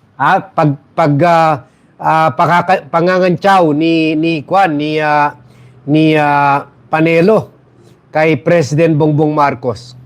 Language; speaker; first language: Filipino; native; Filipino